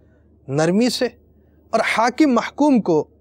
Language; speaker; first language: Urdu; native; Urdu